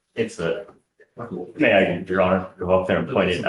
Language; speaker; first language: English; native; English